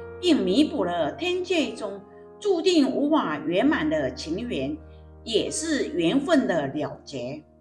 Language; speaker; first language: Chinese; native; Chinese